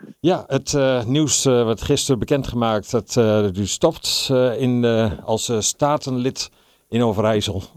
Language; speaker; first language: Dutch; native; Dutch